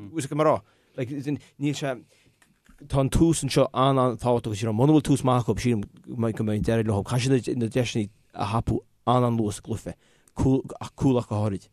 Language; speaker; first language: Irish; native; Irish